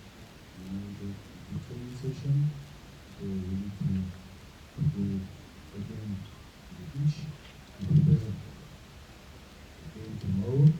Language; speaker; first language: English; non-native, learner; French